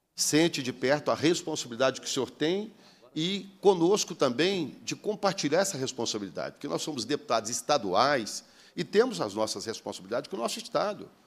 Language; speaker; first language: Portuguese; native; Portuguese